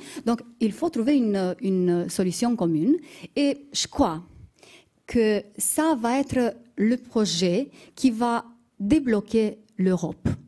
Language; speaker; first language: French; non-native, fluent; Romanian